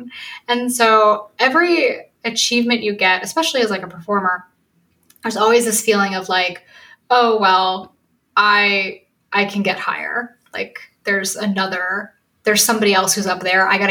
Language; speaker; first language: English; native; English